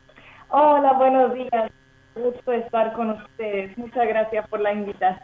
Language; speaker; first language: Spanish; non-native, fluent; German